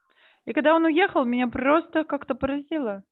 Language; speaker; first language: Russian; native; Russian